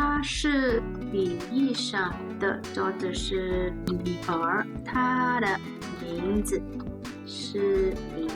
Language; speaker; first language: Chinese; non-native, learner; English